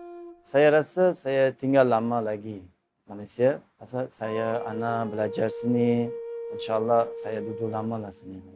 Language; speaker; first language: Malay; non-native, learner; Uzbek